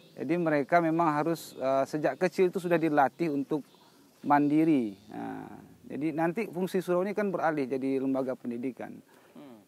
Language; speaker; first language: Indonesian; non-native, local second language; Minangkabau